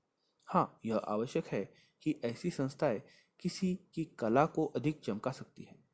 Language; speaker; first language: Hindi; non-native, local second language; Marathi